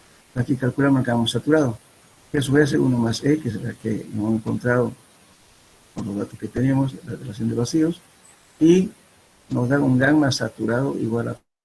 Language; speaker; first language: Spanish; native; Spanish